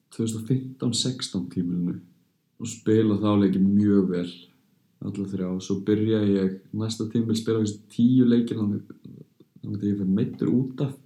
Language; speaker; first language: Icelandic; early bilingual, heritage; Icelandic